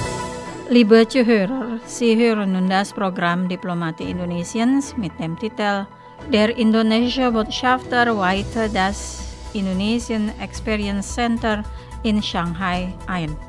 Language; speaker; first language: German; non-native, fluent; Indonesian